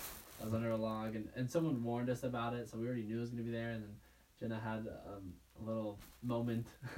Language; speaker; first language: English; native; English